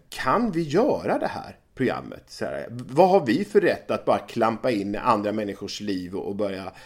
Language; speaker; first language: Swedish; native; Swedish